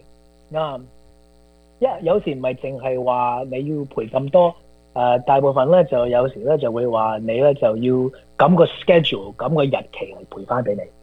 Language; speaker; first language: Chinese; early bilingual, heritage; Cantonese